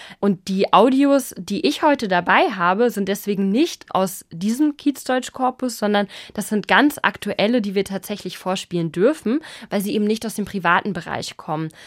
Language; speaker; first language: German; native; German